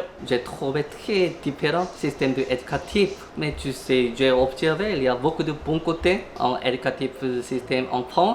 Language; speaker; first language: French; non-native, learner; Korean